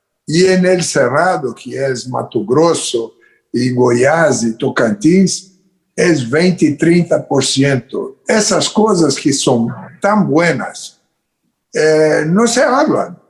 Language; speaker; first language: Spanish; non-native, fluent; Portuguese